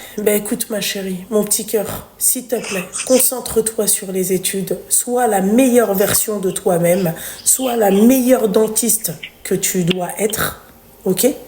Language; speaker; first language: French; native; French